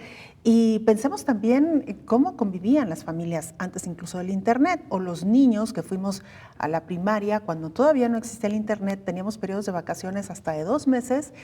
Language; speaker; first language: Spanish; native; Spanish